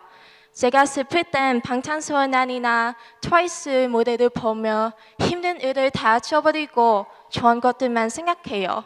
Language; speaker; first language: Korean; non-native, learner; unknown